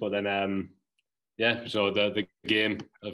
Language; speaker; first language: English; native; English